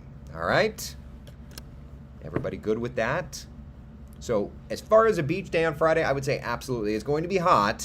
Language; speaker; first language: English; native; English